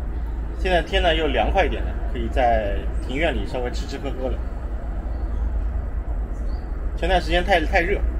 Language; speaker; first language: Chinese; native; Chinese